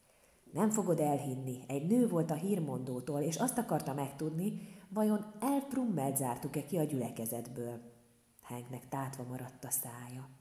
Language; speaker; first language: Hungarian; native; Hungarian